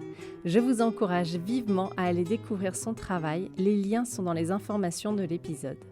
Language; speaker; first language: French; native; French